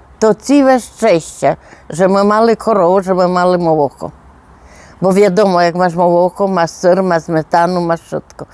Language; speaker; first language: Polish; non-native, local second language; Rusyn